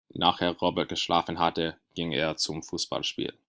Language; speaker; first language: German; non-native, learner; English